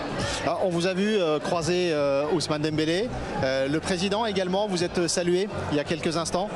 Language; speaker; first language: French; native; French